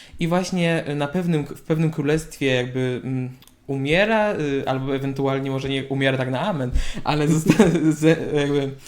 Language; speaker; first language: Polish; native; Polish